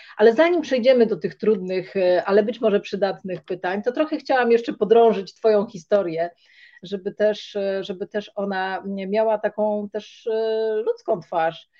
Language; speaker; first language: Polish; native; Polish